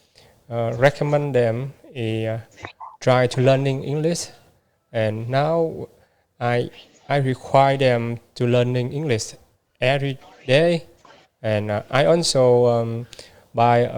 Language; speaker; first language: English; non-native, learner; Vietnamese